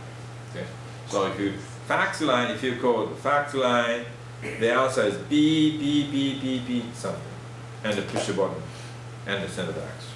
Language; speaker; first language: English; non-native, fluent; Japanese